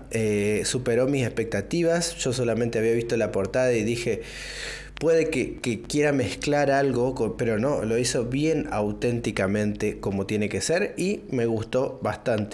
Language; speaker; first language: Spanish; native; Spanish